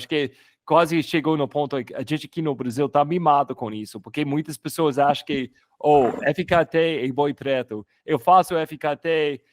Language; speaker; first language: Portuguese; non-native, fluent; English